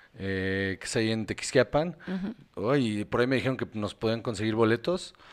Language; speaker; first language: Spanish; native; Spanish